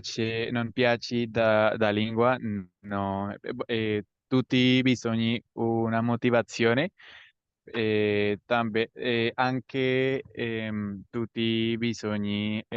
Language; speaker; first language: Italian; non-native, learner; Spanish